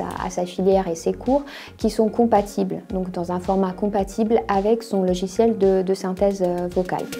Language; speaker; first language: French; native; French